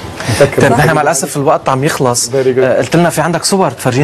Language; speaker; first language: Arabic; native; Arabic